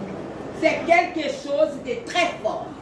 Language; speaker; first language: French; non-native, learner; Portuguese